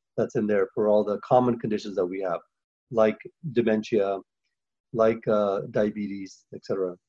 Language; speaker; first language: English; early bilingual, other home language; Hindi